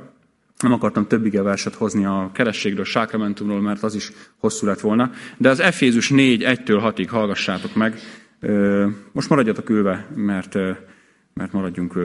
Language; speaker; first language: Hungarian; native; Hungarian